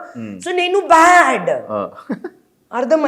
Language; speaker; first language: Telugu; non-native, fluent; Hindi